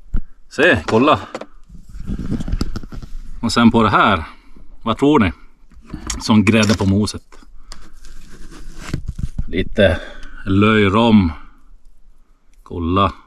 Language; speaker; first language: Swedish; native; Swedish